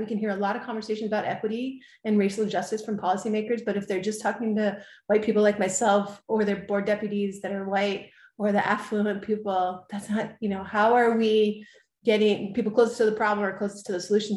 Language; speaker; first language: English; native; English